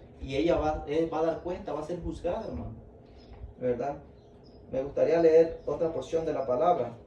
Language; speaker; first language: Spanish; native; Spanish